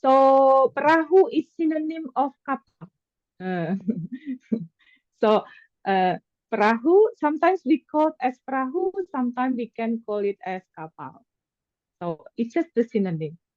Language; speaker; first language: English; non-native, fluent; Indonesian